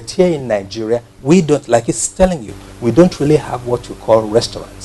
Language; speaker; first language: English; non-native, local second language; Ibibio